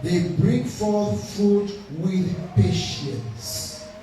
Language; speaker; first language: English; non-native, local second language; Swahili